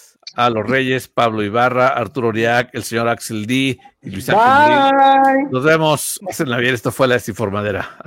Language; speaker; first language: Spanish; native; Spanish